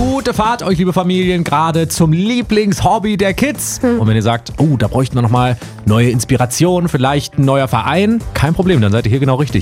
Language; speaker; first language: German; native; German